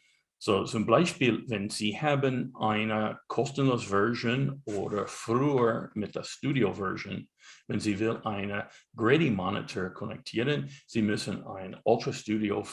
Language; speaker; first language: German; non-native, learner; English